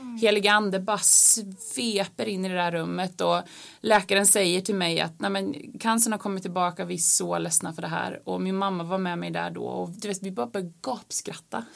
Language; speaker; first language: Swedish; native; Swedish